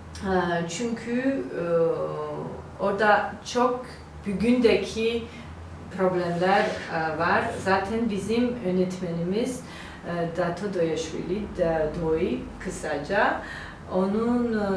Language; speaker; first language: Turkish; non-native, learner; Georgian